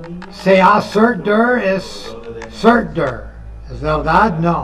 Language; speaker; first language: Spanish; non-native, fluent; English